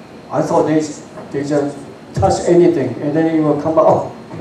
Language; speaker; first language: English; non-native, learner; Cantonese